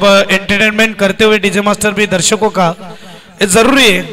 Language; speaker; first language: Hindi; non-native, local second language; Marathi